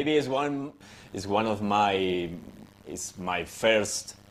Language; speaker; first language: English; non-native, fluent; Spanish